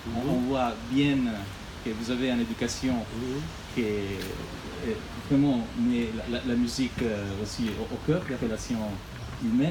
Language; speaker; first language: French; non-native, fluent; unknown